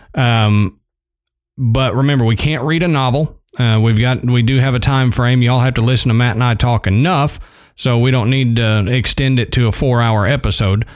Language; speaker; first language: English; native; English